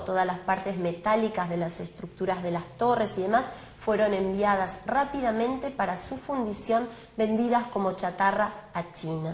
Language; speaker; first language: Spanish; native; Spanish